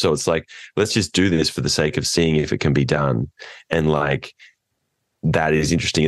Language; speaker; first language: English; native; English